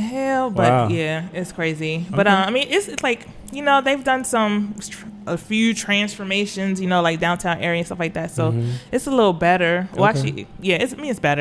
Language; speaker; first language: English; native; English